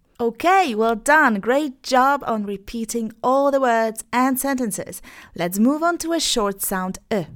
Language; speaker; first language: English; non-native, fluent; Polish